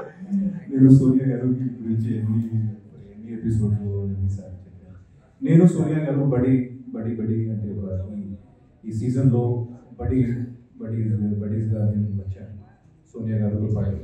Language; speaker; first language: Telugu; non-native, fluent; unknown